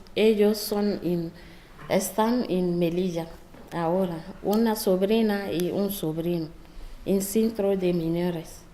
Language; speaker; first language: Spanish; non-native, learner; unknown